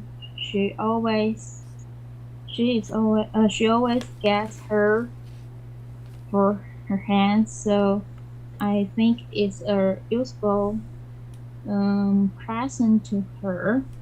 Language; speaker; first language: English; non-native, learner; Chinese